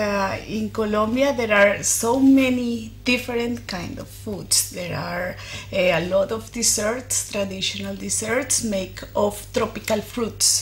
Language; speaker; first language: English; non-native, fluent; Spanish